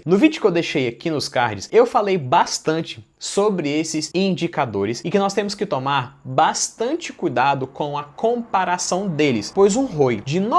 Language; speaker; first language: Portuguese; native; Portuguese